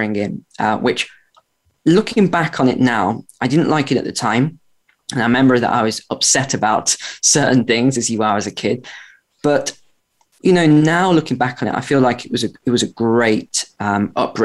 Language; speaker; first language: English; native; English